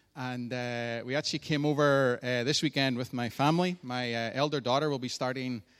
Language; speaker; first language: English; native; English